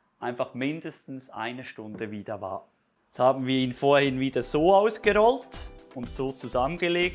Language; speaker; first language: German; native; German